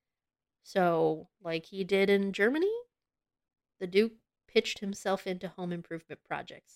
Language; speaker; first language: English; native; English